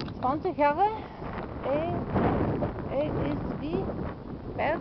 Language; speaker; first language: German; non-native, learner; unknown